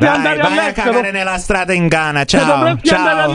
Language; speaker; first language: Italian; non-native, fluent; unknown